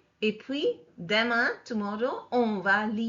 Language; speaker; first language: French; non-native, fluent; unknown